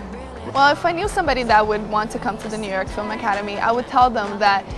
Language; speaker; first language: English; early bilingual, other home language; Portuguese